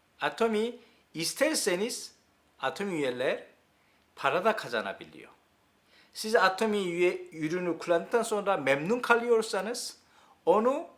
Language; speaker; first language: Turkish; non-native, learner; Korean